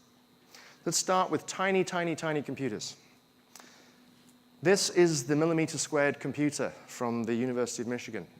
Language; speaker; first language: English; native; English